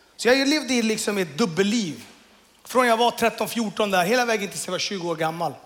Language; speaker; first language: Swedish; early bilingual, other home language; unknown